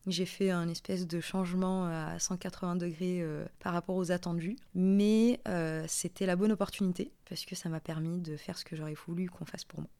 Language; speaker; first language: French; non-native, local second language; Arabic